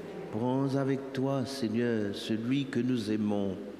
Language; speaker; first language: French; non-native, local second language; Seselwa Creole French